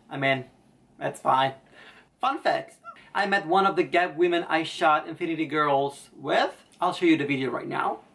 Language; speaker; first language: English; non-native, fluent; Italian